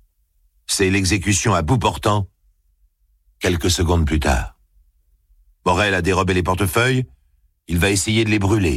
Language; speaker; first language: French; native; French